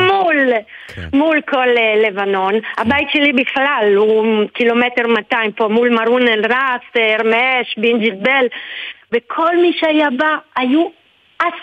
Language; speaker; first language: Hebrew; non-native, fluent; Italian